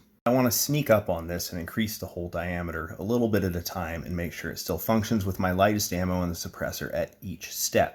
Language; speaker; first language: English; native; English